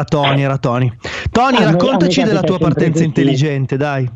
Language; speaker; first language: Italian; native; Italian